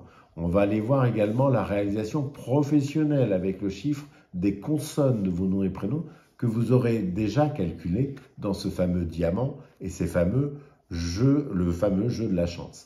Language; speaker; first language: French; native; French